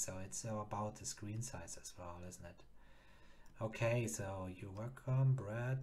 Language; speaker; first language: English; non-native, fluent; German